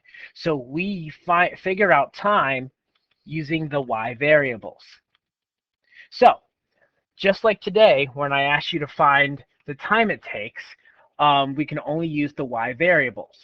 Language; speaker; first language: English; native; English